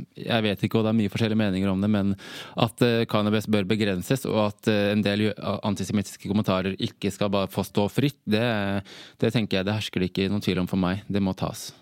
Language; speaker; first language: Norwegian; native; Norwegian